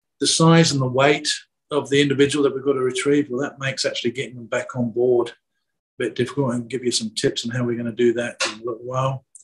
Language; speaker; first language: English; native; English